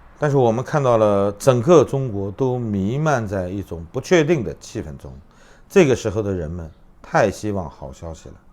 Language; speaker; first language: Chinese; native; Chinese